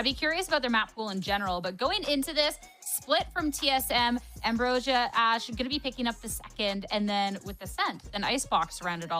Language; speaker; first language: English; native; English